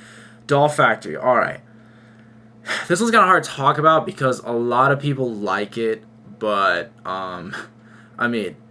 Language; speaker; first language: English; native; English